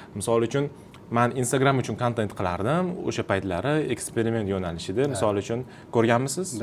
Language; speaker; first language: Uzbek; non-native, local second language; Russian